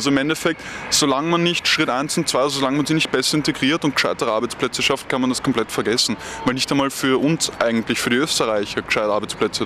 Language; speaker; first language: German; native; German